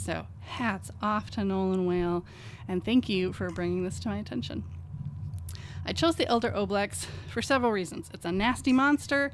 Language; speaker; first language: English; native; English